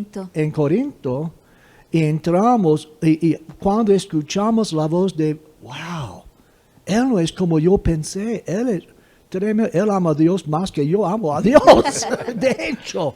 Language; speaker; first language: Spanish; non-native, fluent; English